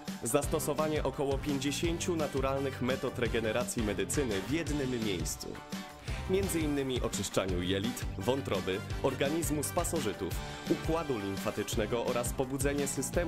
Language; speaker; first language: Polish; native; Polish